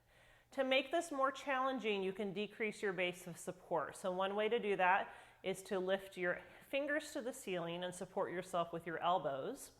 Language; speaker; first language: English; native; English